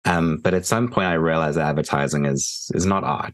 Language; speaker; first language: English; native; English